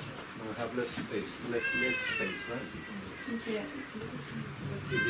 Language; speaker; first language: English; non-native, fluent; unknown